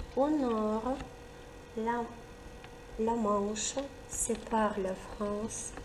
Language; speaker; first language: French; non-native, fluent; Ukrainian